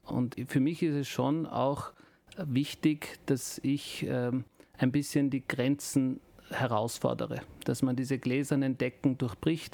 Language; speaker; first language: German; early bilingual, other home language; Turkish